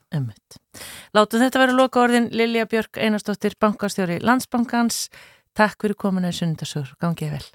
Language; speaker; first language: Icelandic; native; Icelandic